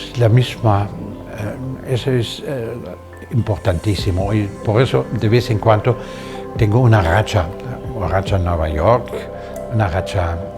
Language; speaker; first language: Spanish; non-native, fluent; German